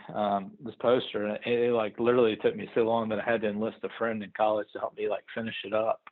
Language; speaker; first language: English; native; English